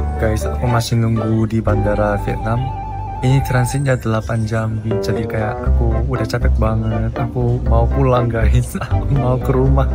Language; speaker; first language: Indonesian; non-native, fluent; Korean